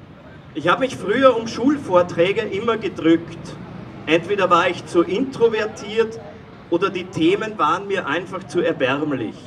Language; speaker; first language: German; native; German